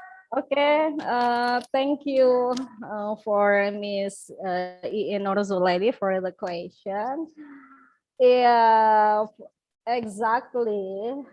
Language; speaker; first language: English; non-native, learner; Indonesian